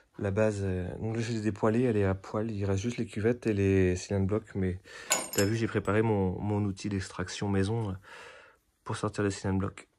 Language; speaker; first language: French; native; French